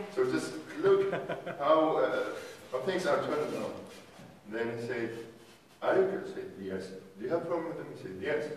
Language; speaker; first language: English; non-native, fluent; Arabic